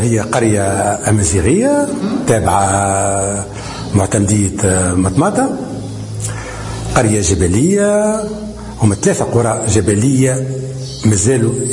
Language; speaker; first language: Arabic; non-native, local second language; Berber languages